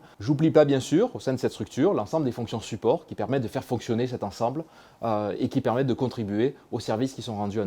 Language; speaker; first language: French; native; French